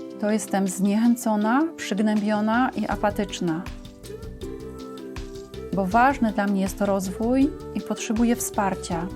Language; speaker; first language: Polish; native; Polish